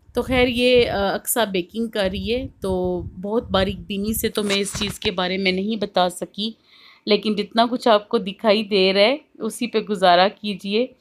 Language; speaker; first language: Hindi; native; Hindi